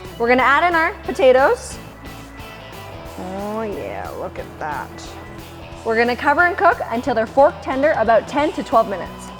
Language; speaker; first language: English; native; English